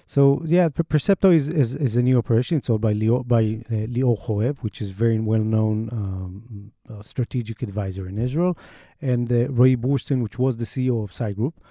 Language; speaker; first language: English; non-native, fluent; Hebrew